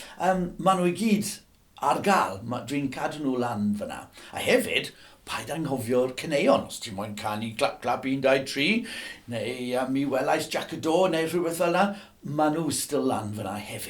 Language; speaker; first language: Welsh; non-native, local second language; English